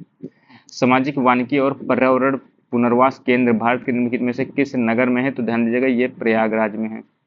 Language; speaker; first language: Hindi; native; Hindi